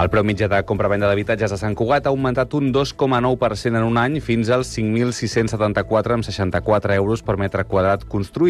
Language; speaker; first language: Catalan; native; Catalan